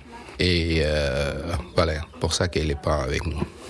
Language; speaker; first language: French; non-native, learner; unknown